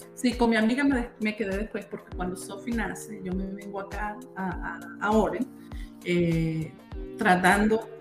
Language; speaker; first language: Spanish; native; Spanish